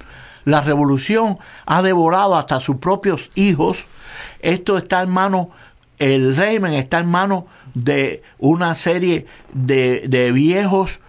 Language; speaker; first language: Spanish; native; Spanish